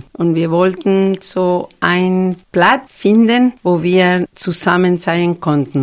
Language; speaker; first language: German; non-native, fluent; Spanish